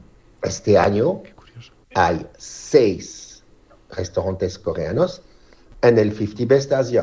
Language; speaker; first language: Spanish; non-native, learner; French